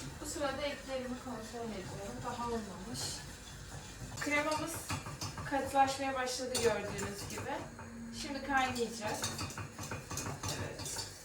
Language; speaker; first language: Turkish; native; Turkish